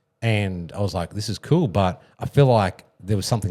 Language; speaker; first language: English; native; English